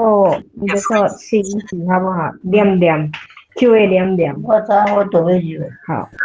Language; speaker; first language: Chinese; non-native, learner; Filipino